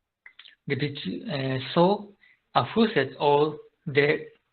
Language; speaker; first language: Danish; non-native, learner; Japanese